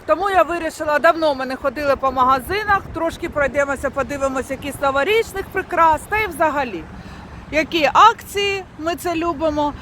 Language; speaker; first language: Ukrainian; non-native, local second language; Russian